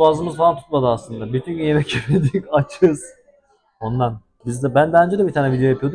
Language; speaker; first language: Turkish; native; Turkish